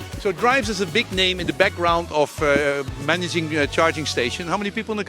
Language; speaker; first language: English; non-native, fluent; Dutch